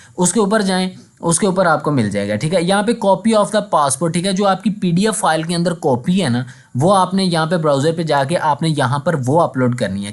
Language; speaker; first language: Urdu; non-native, local second language; Punjabi